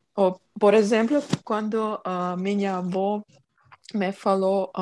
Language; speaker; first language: Portuguese; non-native, learner; Ukrainian